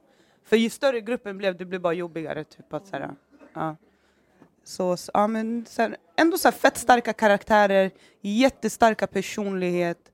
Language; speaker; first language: Swedish; native; Swedish